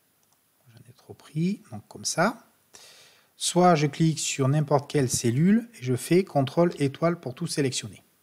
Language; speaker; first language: French; native; French